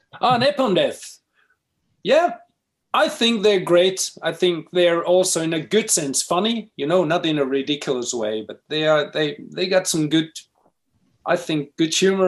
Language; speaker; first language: English; non-native, fluent; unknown